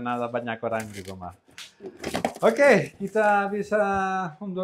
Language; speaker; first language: Indonesian; non-native, learner; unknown